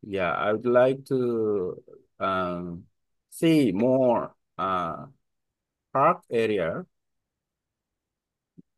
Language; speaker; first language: English; non-native, learner; Korean